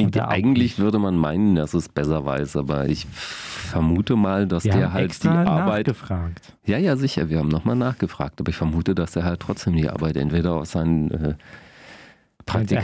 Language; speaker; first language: German; native; German